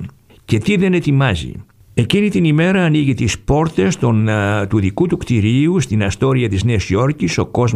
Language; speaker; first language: Greek; native; Greek